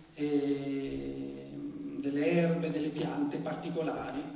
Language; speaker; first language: Italian; native; Italian